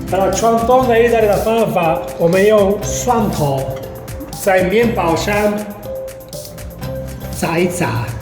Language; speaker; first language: Chinese; non-native, fluent; Italian